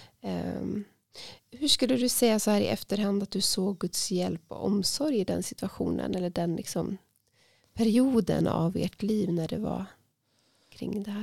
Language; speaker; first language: Swedish; native; Swedish